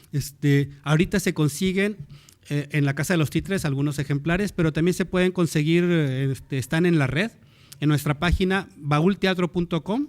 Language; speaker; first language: Spanish; native; Spanish